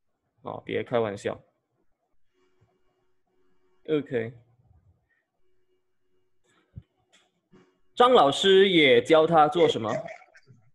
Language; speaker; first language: Chinese; non-native, fluent; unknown